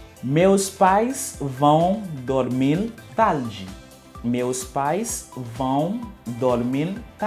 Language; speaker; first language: Portuguese; non-native, learner; Haitian Creole